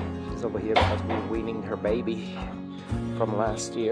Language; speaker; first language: English; non-native, fluent; Portuguese